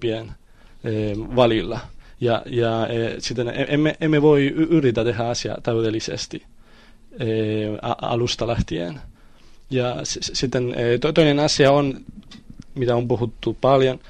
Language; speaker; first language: Finnish; non-native, learner; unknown